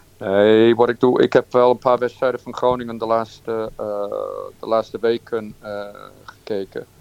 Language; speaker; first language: Dutch; non-native, fluent; English